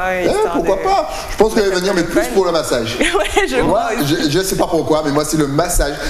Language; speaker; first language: French; native; French